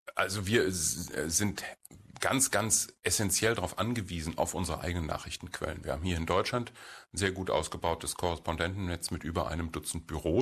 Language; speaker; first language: German; native; German